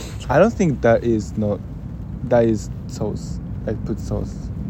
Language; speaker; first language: English; non-native, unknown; Japanese